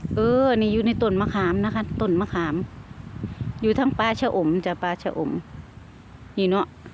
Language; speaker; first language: Thai; native; Thai